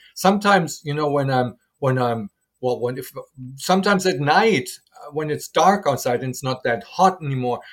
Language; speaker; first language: English; non-native, fluent; German